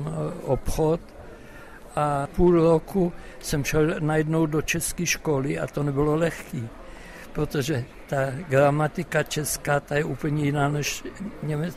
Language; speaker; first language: Czech; non-native, local second language; German